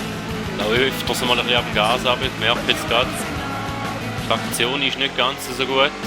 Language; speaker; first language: German; native; German